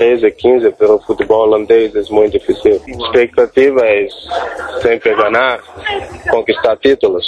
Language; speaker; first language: Spanish; non-native, learner; Portuguese